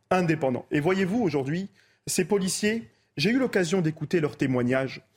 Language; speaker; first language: French; native; French